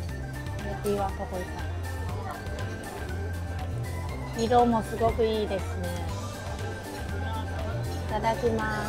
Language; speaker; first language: Japanese; non-native, fluent; Chinese